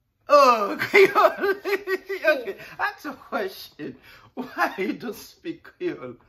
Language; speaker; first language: English; non-native, learner; Haitian Creole